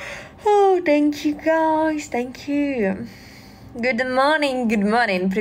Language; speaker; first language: English; non-native, learner; Russian